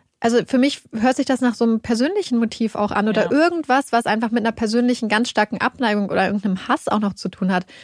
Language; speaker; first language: German; native; German